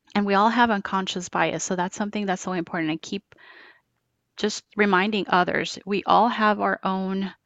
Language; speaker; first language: English; non-native, fluent; Spanish